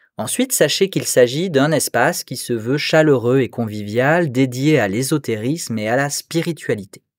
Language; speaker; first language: French; native; French